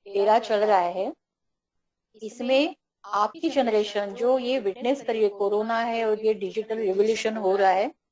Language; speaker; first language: Hindi; native; Hindi